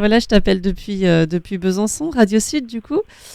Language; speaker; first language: French; native; French